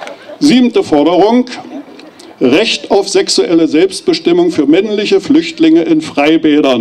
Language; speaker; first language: German; native; German